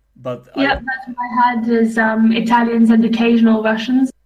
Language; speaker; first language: English; native; English